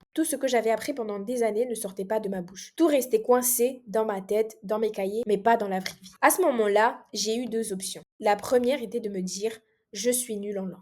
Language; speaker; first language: French; non-native, local second language; Comorian